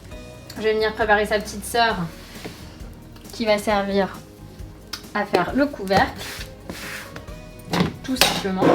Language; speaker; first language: French; native; French